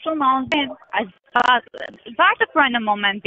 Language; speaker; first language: German; non-native, learner; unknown